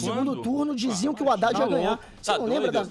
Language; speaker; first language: Portuguese; native; Portuguese